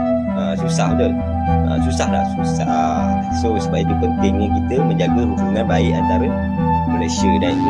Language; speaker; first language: Malay; native; Malay